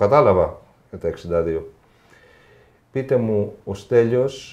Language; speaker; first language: Greek; native; Greek